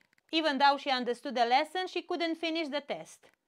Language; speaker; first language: English; non-native, fluent; Romanian